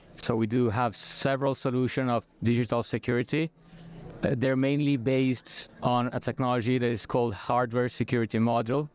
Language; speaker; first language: English; non-native, fluent; French